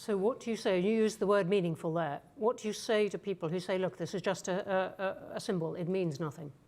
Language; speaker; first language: English; native; English